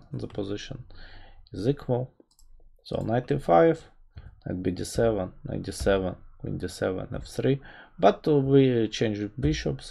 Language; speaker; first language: English; non-native, fluent; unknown